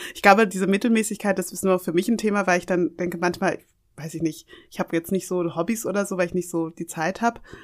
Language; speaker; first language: German; early bilingual, other home language; Yoruba